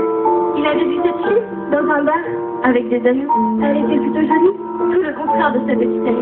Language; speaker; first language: French; native; French